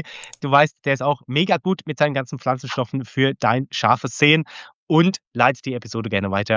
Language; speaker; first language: German; native; German